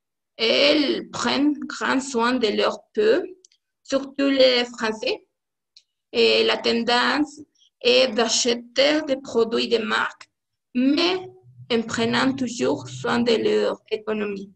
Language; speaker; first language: French; non-native, learner; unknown